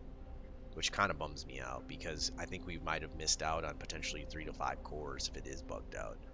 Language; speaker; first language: English; native; English